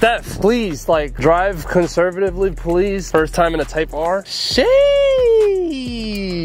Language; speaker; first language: English; native; English